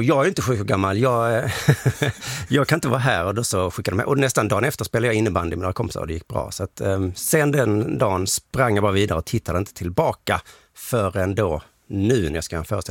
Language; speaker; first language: Swedish; native; Swedish